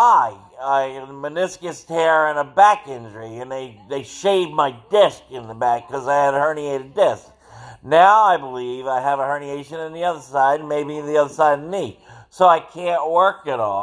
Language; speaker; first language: English; native; English